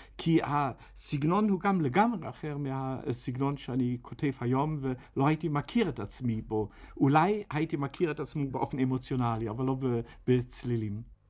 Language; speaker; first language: Hebrew; non-native, fluent; German